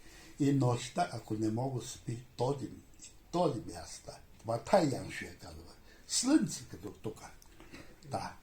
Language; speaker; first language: Bulgarian; non-native, learner; Chinese